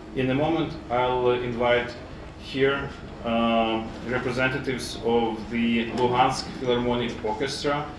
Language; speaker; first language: English; non-native, fluent; Ukrainian